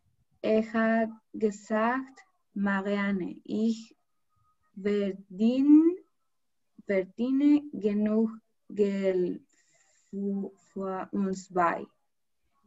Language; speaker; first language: German; non-native, learner; Spanish